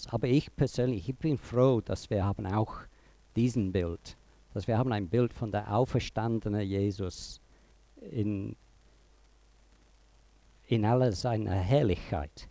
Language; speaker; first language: German; non-native, fluent; English